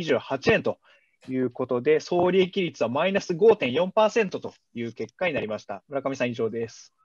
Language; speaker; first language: Japanese; native; Japanese